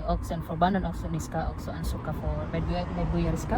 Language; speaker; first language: Swedish; non-native, learner; Indonesian